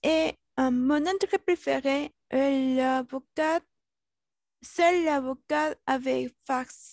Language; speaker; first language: French; non-native, learner; Spanish